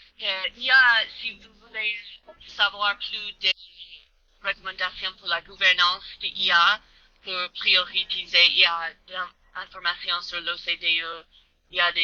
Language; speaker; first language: French; non-native, learner; English